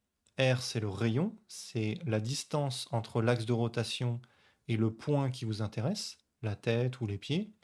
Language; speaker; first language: French; native; French